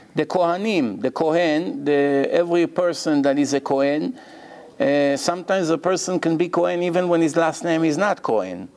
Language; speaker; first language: English; non-native, fluent; Hebrew